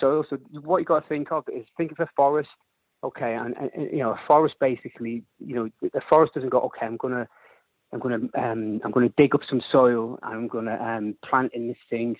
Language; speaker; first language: English; native; English